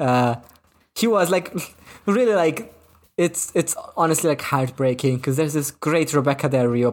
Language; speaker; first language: English; non-native, fluent; German